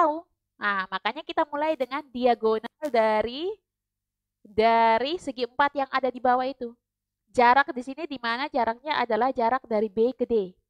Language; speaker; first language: Indonesian; native; Indonesian